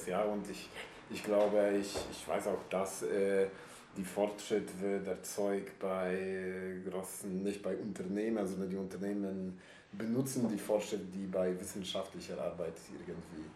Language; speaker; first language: German; non-native, learner; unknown